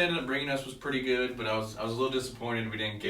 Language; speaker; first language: English; native; English